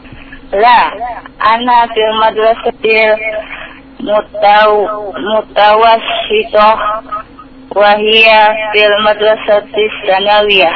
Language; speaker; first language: Arabic; non-native, learner; Indonesian